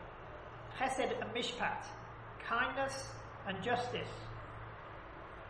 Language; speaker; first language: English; native; English